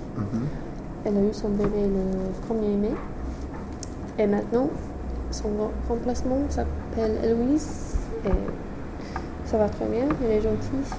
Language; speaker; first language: French; non-native, fluent; English